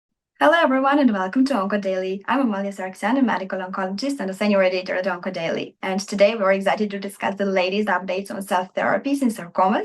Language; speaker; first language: English; non-native, fluent; Armenian